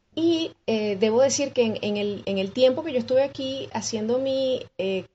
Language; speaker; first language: Spanish; native; Spanish